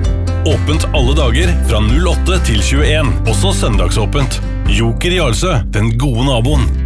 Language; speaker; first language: Norwegian; native; Norwegian